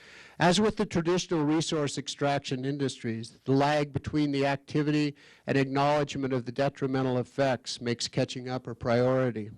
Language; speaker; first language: English; native; English